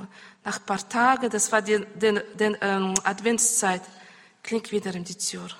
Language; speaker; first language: German; non-native, learner; Russian